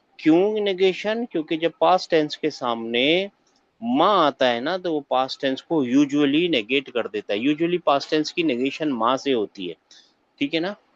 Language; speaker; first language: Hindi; native; Hindi